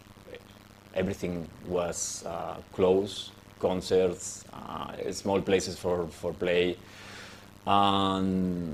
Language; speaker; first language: English; non-native, fluent; Spanish